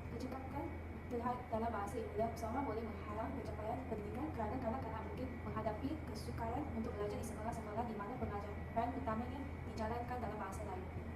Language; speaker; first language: Malay; non-native, local second language; English